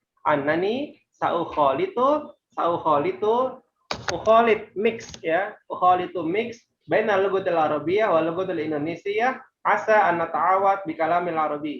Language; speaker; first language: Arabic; non-native, fluent; Indonesian